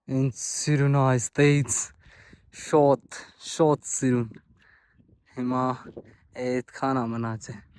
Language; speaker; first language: Armenian; non-native, learner; Hindi